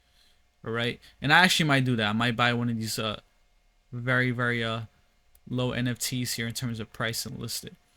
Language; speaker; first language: English; native; English